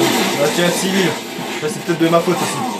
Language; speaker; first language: French; native; French